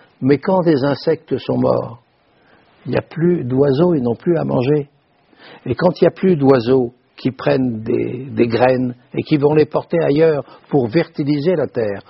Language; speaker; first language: French; native; French